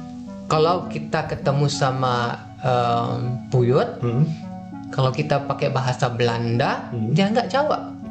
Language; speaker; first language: Indonesian; non-native, fluent; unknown